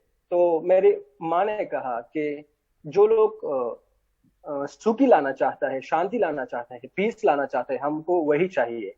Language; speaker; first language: Hindi; non-native, fluent; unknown